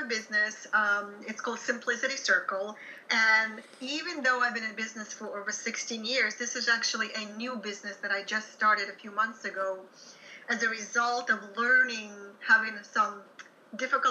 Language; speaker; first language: English; non-native, fluent; Ukrainian